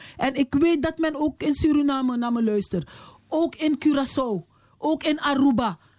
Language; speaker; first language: Dutch; native; Dutch